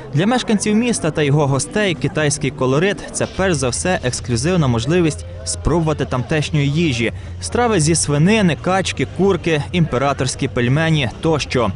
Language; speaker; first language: Ukrainian; native; Ukrainian